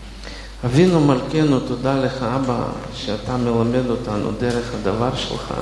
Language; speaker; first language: Hebrew; non-native, fluent; Russian